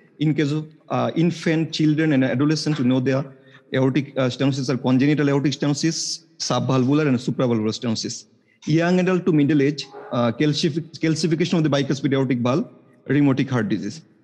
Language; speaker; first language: English; non-native, local second language; Bangla